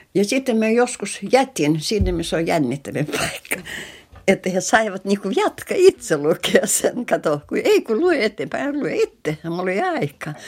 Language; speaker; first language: Finnish; non-native, local second language; Russian